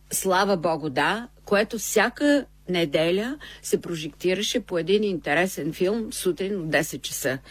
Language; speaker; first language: Bulgarian; native; Bulgarian